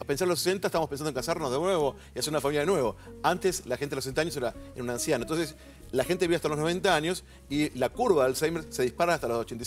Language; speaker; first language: Spanish; native; Spanish